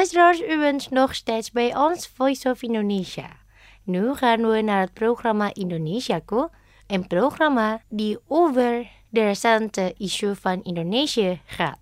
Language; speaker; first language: Dutch; non-native, learner; Indonesian